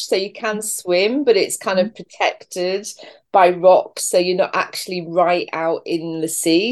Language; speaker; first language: English; native; English